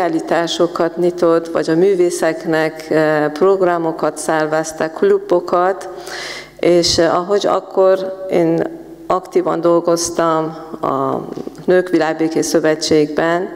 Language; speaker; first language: Hungarian; non-native, fluent; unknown